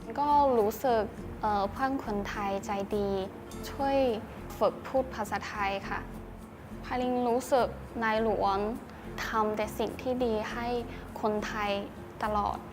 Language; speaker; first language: Thai; non-native, learner; Chinese